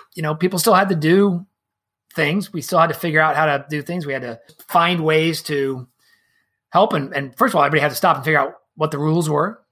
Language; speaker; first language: English; native; English